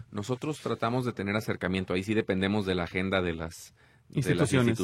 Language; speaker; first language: Spanish; native; Spanish